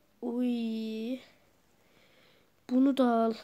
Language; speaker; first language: Turkish; native; Turkish